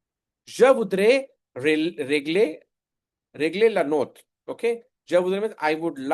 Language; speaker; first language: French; non-native, fluent; Hindi